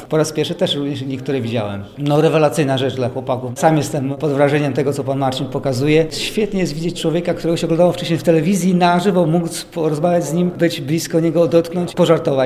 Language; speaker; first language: Polish; native; Polish